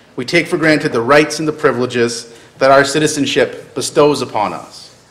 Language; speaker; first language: English; native; English